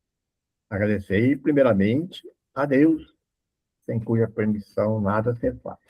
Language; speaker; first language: Portuguese; native; Portuguese